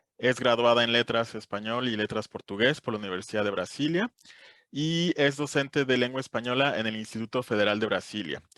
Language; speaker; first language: Spanish; native; Spanish